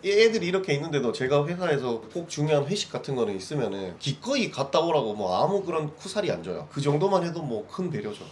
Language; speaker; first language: Korean; native; Korean